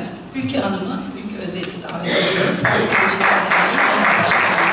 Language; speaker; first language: Turkish; native; Turkish